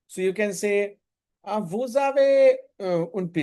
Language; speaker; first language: French; non-native, learner; Hindi